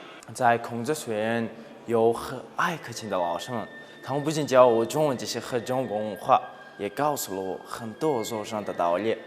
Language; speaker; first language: Chinese; non-native, fluent; Tajik